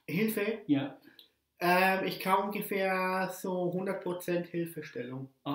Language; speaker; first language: German; early bilingual, other home language; English